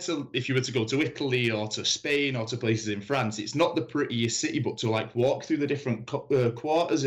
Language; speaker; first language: English; native; English